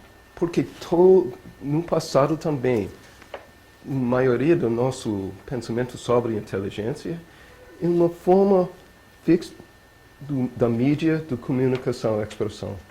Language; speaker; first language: Portuguese; non-native, learner; English